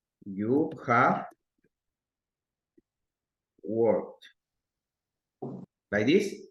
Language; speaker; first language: English; non-native, learner; Spanish